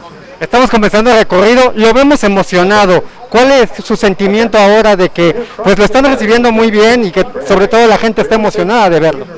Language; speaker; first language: Spanish; native; Spanish